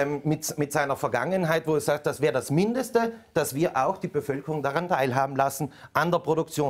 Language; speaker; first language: German; native; German